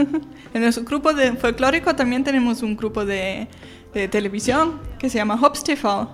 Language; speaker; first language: Spanish; non-native, fluent; German